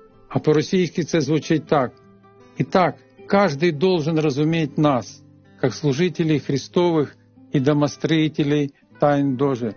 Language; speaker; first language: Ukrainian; native; Ukrainian